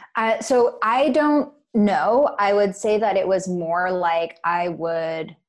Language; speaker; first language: English; native; English